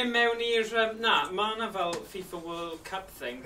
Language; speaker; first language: Welsh; native; Welsh